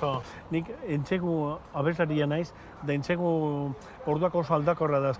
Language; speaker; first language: Basque; native; Basque